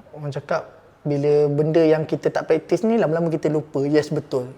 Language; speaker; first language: Malay; native; Malay